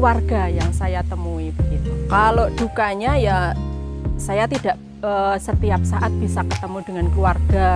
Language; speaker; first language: Indonesian; non-native, local second language; Javanese